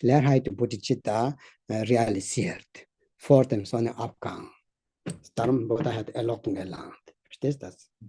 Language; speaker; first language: German; non-native, learner; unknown